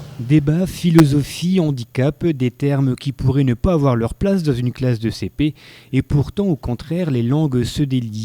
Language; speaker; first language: French; native; French